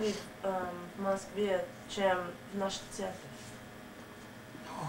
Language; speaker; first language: Russian; non-native, learner; English